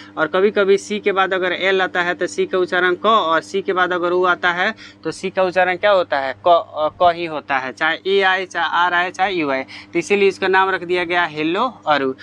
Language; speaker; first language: Hindi; native; Hindi